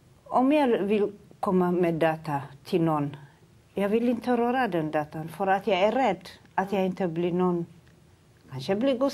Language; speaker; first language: Swedish; non-native, learner; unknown